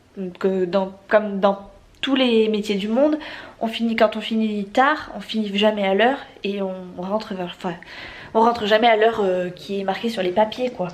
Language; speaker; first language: French; native; French